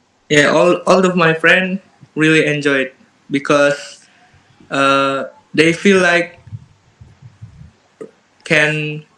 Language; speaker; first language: English; non-native, learner; Indonesian